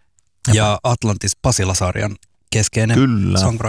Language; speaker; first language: Finnish; native; Finnish